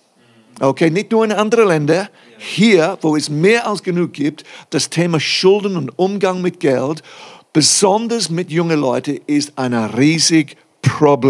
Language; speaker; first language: German; non-native, fluent; English